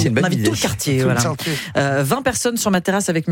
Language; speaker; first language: French; native; French